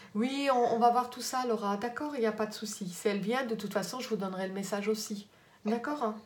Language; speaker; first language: French; native; French